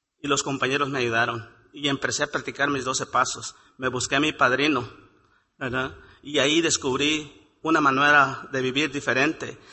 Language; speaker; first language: Spanish; native; Spanish